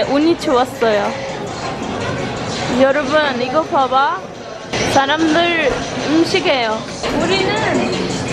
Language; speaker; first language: Korean; non-native, learner; Turkish